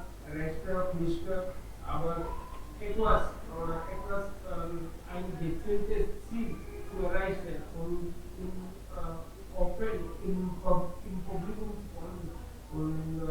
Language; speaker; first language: German; non-native, learner; Hindi